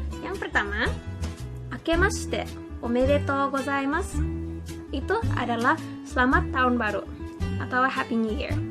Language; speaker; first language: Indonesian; early bilingual, heritage; Indonesian